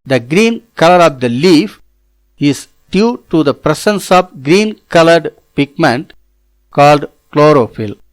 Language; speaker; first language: English; non-native, local second language; Tamil